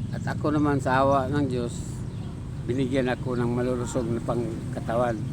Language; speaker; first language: Filipino; non-native, local second language; Cebuano